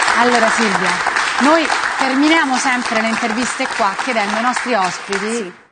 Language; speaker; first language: Italian; native; Italian